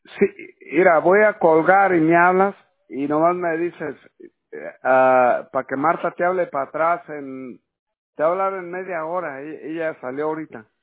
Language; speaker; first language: Spanish; early bilingual, other home language; English